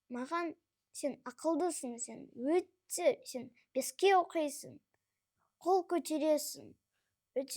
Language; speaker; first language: Kazakh; non-native, local second language; Russian